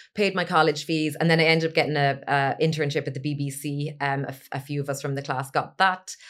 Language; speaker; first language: English; native; English